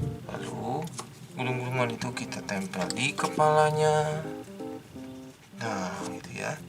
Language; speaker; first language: Indonesian; native; Indonesian